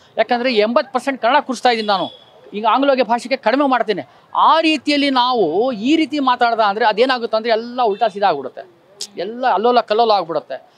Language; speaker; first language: Kannada; non-native, local second language; Urdu